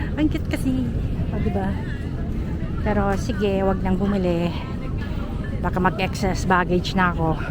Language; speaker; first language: Filipino; native; Filipino